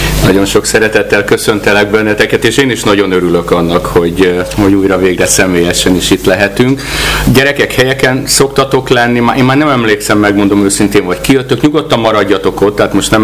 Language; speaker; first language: Hungarian; native; Hungarian